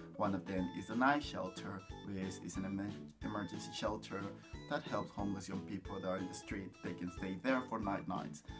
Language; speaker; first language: English; non-native, fluent; Spanish